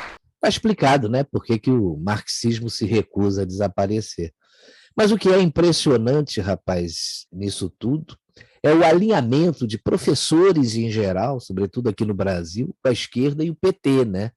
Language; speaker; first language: Portuguese; native; Portuguese